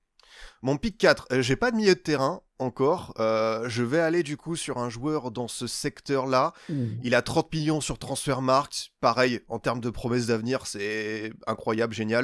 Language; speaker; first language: French; native; French